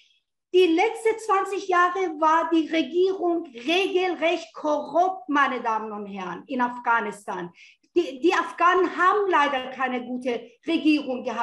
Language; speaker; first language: German; non-native, fluent; Persian